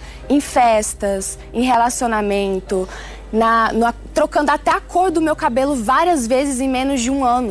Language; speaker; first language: Portuguese; early bilingual, other home language; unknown